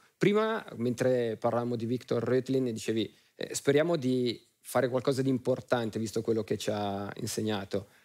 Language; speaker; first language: Italian; native; Italian